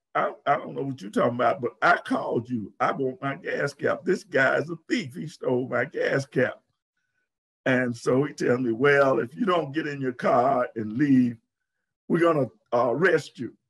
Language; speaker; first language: English; native; English